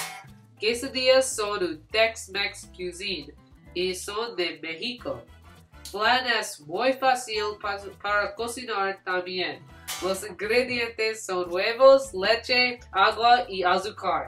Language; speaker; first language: Spanish; non-native, learner; English